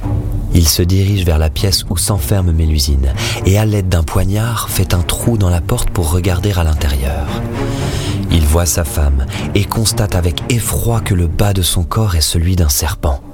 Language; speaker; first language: French; native; French